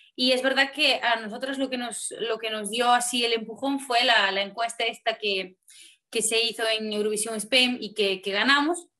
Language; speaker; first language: Spanish; native; Spanish